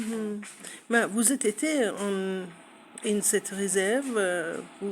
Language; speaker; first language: French; non-native, learner; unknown